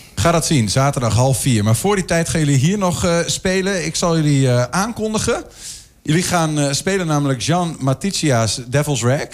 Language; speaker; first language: Dutch; native; Dutch